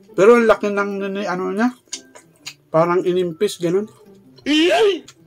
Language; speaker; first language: Filipino; non-native, local second language; Waray